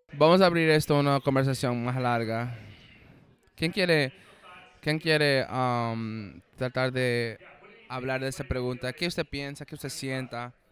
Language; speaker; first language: Spanish; non-native, fluent; English